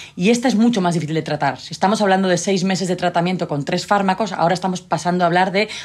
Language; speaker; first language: Spanish; native; Spanish